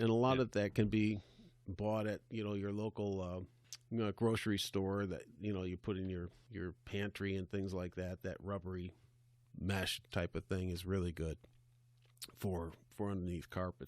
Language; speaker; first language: English; native; English